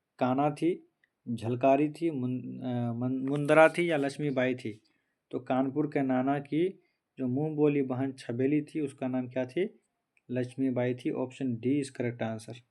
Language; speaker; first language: Hindi; native; Hindi